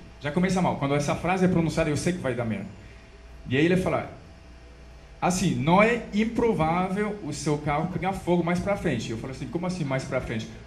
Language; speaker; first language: Portuguese; non-native, fluent; French